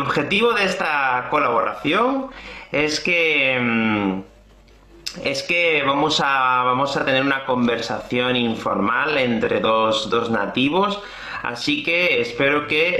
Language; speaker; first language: Spanish; native; Spanish